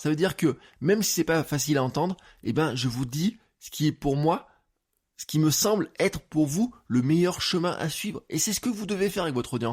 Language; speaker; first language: French; native; French